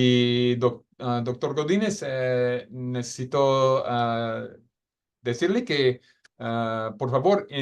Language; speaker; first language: Spanish; non-native, fluent; English